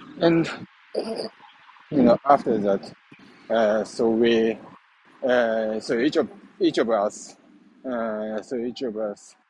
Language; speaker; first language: English; non-native, learner; Japanese